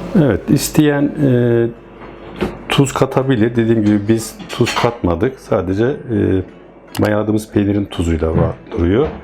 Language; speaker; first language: Turkish; native; Turkish